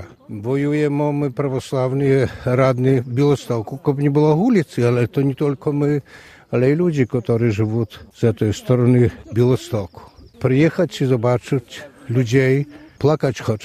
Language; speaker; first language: Polish; non-native, local second language; Belarusian